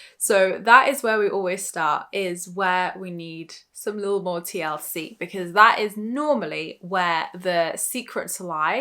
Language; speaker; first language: English; native; English